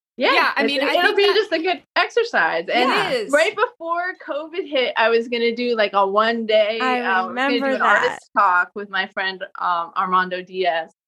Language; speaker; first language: English; native; English